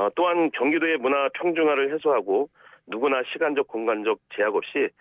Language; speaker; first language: Korean; native; Korean